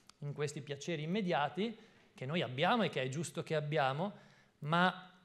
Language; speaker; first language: Italian; native; Italian